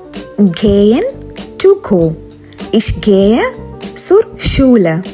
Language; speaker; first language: German; non-native, fluent; Malayalam